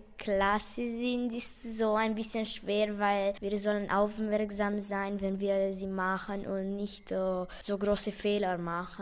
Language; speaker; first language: German; non-native, local second language; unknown